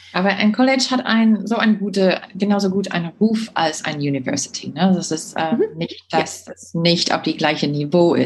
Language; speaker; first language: German; non-native, fluent; English